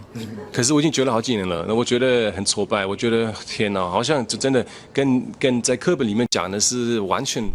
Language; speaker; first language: Chinese; non-native, fluent; German